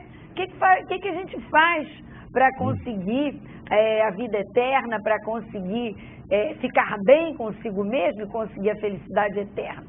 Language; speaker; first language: Portuguese; native; Portuguese